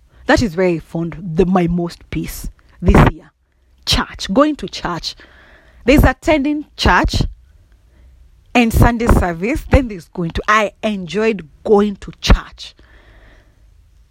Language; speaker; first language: English; non-native, local second language; Kikuyu